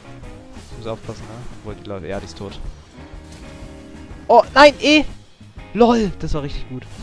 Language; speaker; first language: German; native; German